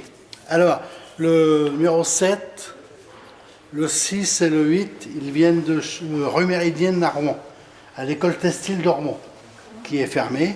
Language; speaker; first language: French; native; French